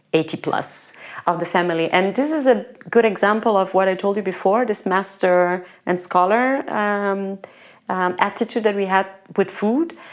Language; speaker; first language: English; non-native, fluent; Italian